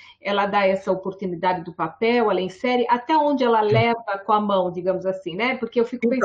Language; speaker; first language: Portuguese; native; Portuguese